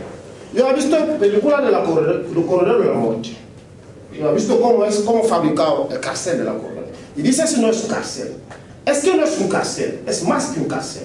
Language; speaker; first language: Spanish; non-native, local second language; French